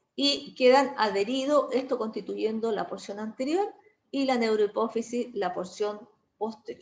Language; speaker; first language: Spanish; native; Spanish